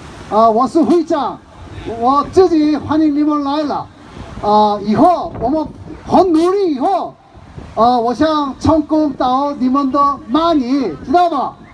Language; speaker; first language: Chinese; non-native, learner; Korean